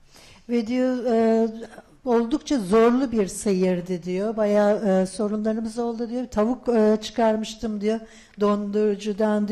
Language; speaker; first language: Turkish; native; Turkish